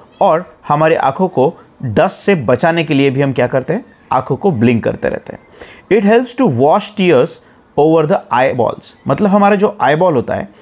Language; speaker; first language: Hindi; non-native, local second language; Marathi